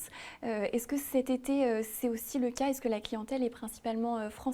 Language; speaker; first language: French; native; French